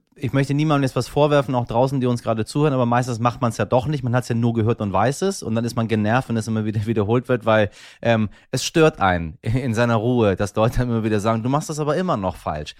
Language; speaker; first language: German; native; German